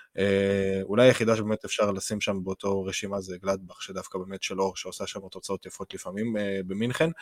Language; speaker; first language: Hebrew; native; Hebrew